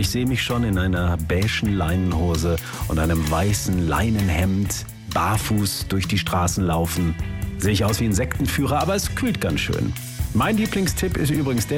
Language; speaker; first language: German; native; German